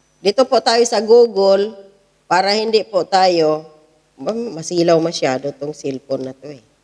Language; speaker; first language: Filipino; native; Filipino